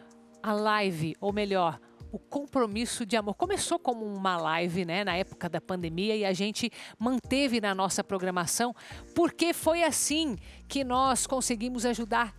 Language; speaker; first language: Portuguese; native; Portuguese